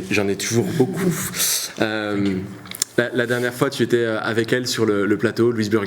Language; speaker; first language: French; native; French